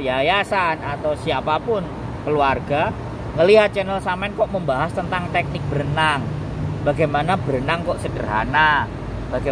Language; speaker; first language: Indonesian; non-native, local second language; Javanese